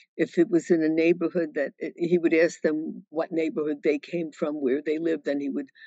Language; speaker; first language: English; native; English